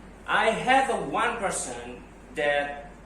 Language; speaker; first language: English; non-native, learner; Indonesian